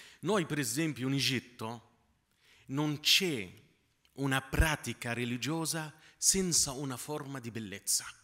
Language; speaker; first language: Italian; non-native, fluent; Arabic